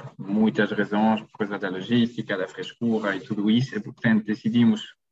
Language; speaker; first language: Portuguese; non-native, fluent; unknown